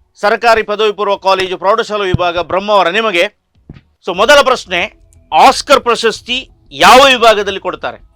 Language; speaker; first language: Kannada; native; Kannada